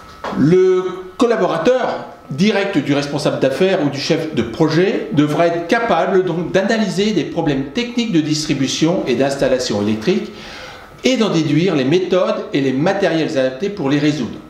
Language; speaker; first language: French; native; French